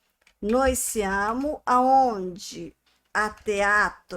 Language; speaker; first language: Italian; non-native, fluent; Portuguese